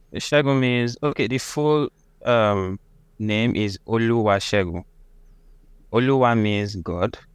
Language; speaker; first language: English; non-native, local second language; Yoruba